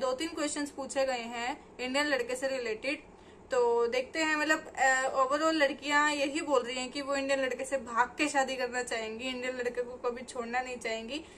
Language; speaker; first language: Hindi; native; Hindi